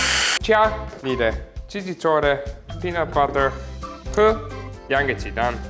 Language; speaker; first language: Chinese; non-native, learner; German